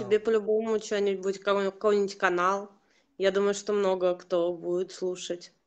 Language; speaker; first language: Russian; non-native, local second language; Tajik